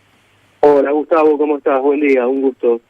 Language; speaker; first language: Spanish; native; Spanish